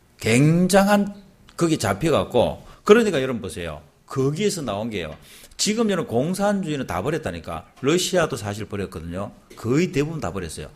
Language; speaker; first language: Korean; native; Korean